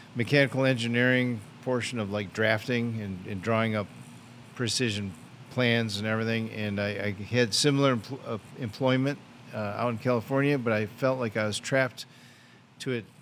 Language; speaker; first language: English; native; English